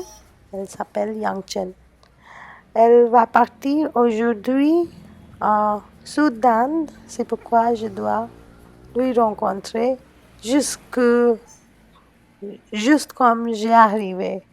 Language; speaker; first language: French; non-native, learner; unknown